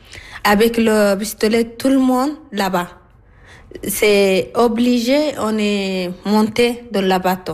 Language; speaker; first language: French; non-native, learner; Arabic